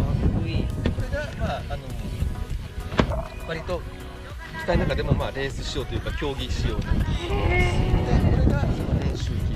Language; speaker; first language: Japanese; native; Japanese